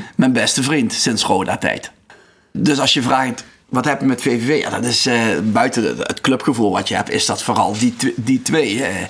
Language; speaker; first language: Dutch; native; Dutch